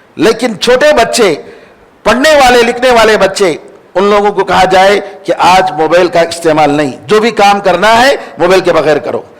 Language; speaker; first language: Urdu; native; Urdu